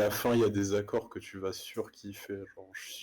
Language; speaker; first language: French; native; French